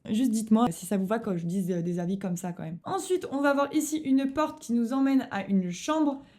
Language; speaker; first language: French; native; French